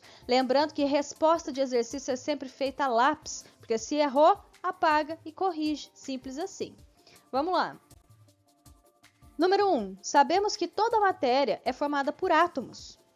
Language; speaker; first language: Portuguese; native; Portuguese